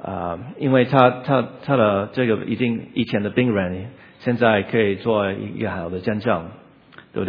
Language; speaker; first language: Chinese; non-native, learner; English